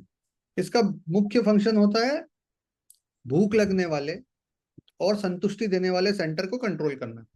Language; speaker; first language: Hindi; native; Hindi